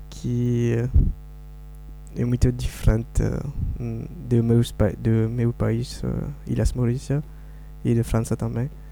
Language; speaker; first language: Portuguese; non-native, learner; Morisyen